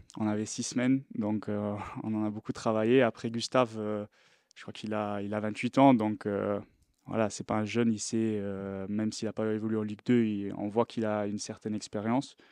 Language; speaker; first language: French; non-native, local second language; Luxembourgish